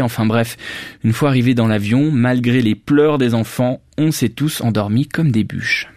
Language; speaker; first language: French; native; French